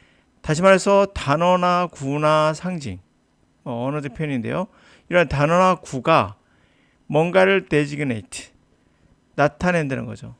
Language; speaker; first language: Korean; native; Korean